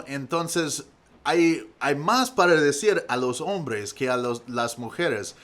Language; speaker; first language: Spanish; non-native, fluent; English